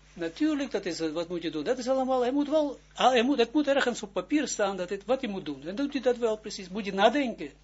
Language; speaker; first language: Dutch; non-native, fluent; Hebrew